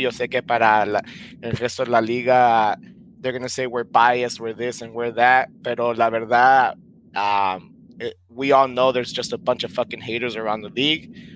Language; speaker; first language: English; early bilingual, other home language; Spanish